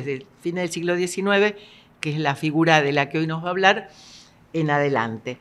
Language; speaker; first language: Spanish; native; Spanish